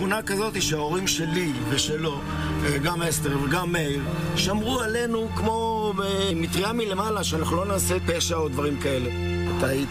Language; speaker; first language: Hebrew; native; Hebrew